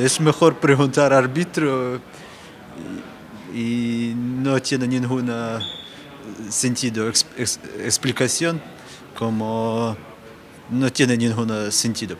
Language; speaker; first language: Spanish; non-native, learner; Ukrainian